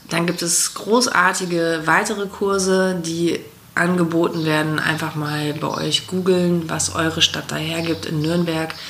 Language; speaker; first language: German; native; German